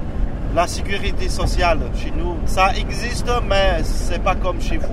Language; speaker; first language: French; non-native, fluent; Chinese